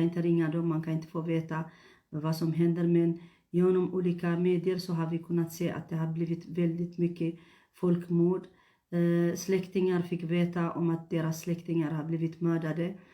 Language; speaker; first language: Swedish; non-native, fluent; Tigrinya